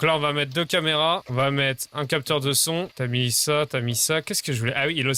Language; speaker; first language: French; native; French